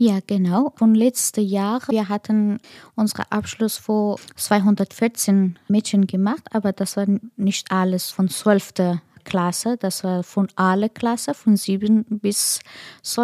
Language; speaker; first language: German; non-native, learner; Persian